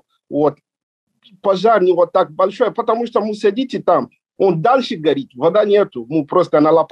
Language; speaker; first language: Russian; non-native, learner; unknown